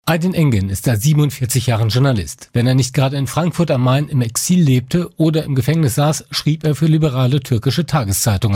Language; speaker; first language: German; native; German